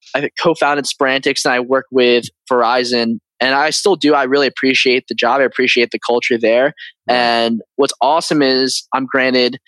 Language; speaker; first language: English; early bilingual, other home language; Filipino